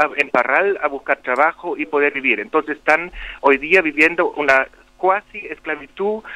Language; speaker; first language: Spanish; non-native, local second language; German